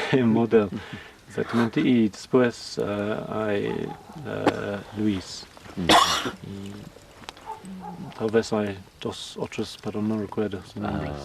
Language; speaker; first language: Spanish; non-native, learner; English